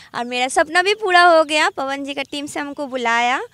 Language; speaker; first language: Hindi; non-native, local second language; Bangla